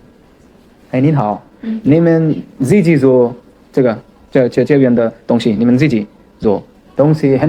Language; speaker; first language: Chinese; non-native, learner; Bangla